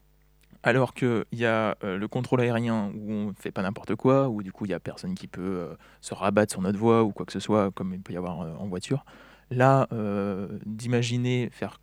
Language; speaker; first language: French; native; French